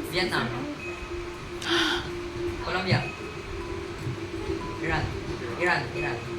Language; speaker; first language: English; non-native, local second language; Filipino